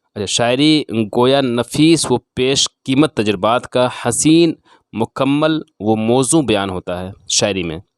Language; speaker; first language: Urdu; native; Urdu